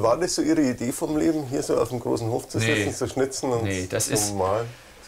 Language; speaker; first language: German; native; German